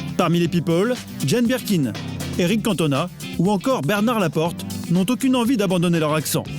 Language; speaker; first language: French; native; French